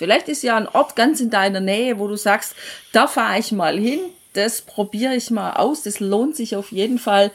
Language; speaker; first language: German; native; German